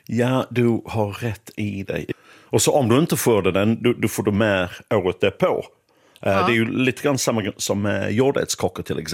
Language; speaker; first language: Swedish; native; Swedish